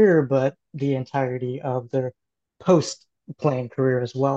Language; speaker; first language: English; native; English